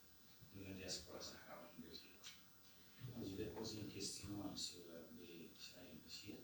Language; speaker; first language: French; non-native, learner; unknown